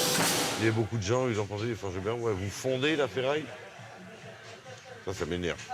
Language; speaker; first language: French; native; French